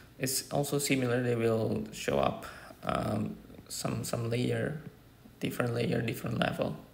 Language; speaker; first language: English; non-native, fluent; Indonesian